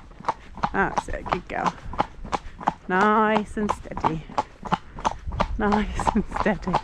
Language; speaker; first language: English; native; English